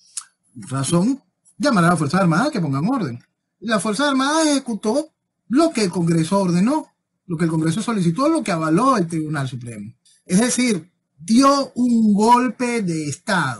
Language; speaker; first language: Spanish; native; Spanish